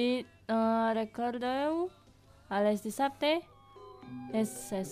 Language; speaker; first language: Catalan; non-native, learner; Indonesian